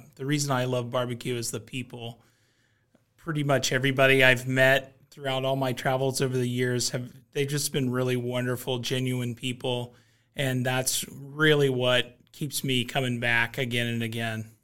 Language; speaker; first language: English; native; English